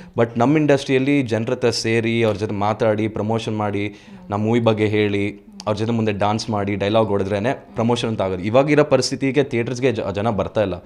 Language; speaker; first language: Kannada; native; Kannada